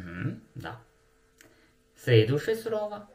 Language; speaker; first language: Russian; non-native, learner; Chinese